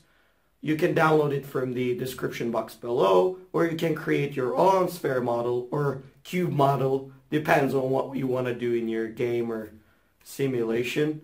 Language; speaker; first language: English; non-native, fluent; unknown